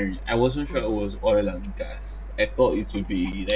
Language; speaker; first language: English; non-native, local second language; Bini